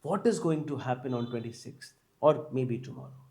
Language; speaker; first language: English; non-native, local second language; Tamil